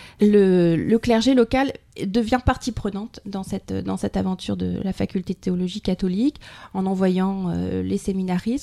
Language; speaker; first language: French; native; French